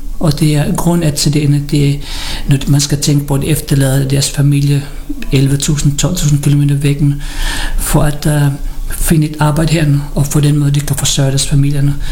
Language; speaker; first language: Danish; early bilingual, other home language; Filipino